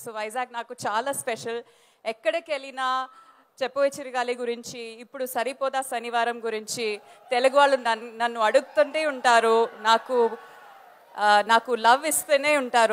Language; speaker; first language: Telugu; non-native, fluent; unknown